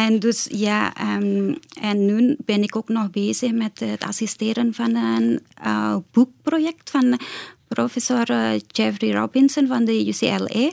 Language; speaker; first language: Dutch; non-native, fluent; Indonesian